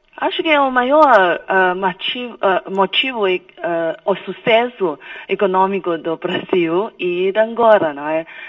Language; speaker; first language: Portuguese; non-native, fluent; Chinese